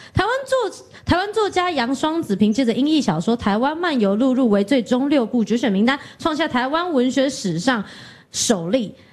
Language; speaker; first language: Chinese; native; Chinese